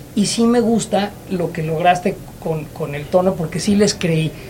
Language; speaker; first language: Spanish; native; Spanish